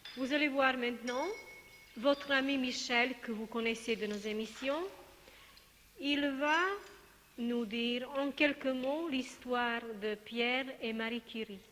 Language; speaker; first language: French; non-native, fluent; Macedonian